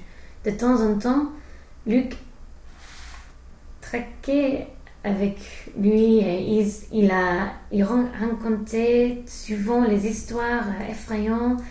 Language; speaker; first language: French; non-native, learner; English